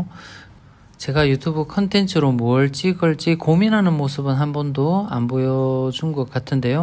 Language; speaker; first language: Korean; native; Korean